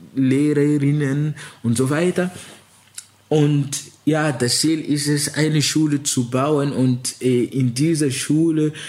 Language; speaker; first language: German; non-native, fluent; Mossi